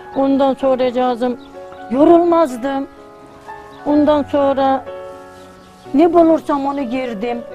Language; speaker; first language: Turkish; native; Turkish